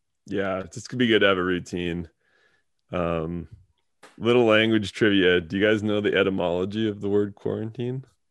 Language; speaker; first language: English; native; English